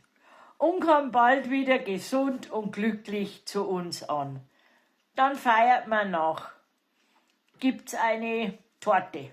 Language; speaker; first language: German; native; German